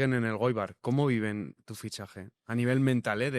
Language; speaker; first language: Spanish; native; Spanish